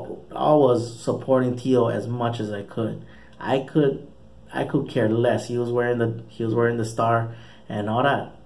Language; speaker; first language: English; native; English